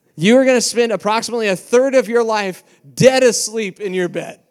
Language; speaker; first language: English; native; English